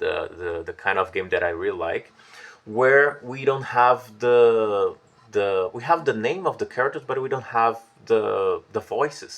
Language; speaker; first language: English; non-native, fluent; Portuguese